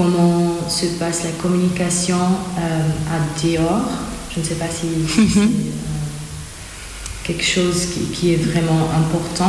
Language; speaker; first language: French; non-native, learner; German